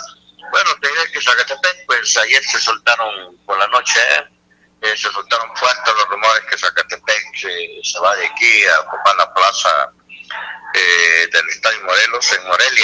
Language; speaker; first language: Spanish; native; Spanish